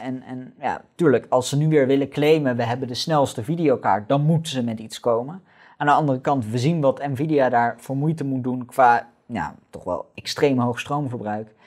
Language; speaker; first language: Dutch; native; Dutch